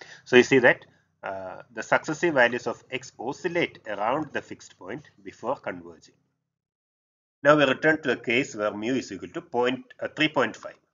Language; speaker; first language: English; non-native, local second language; Malayalam